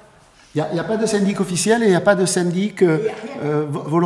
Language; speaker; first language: French; native; French